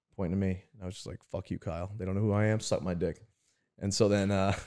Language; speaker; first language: English; native; English